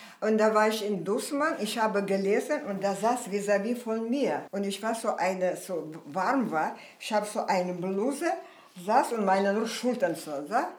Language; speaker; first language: German; non-native, fluent; Armenian